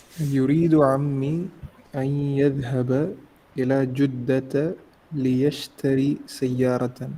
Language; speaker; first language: Arabic; non-native, learner; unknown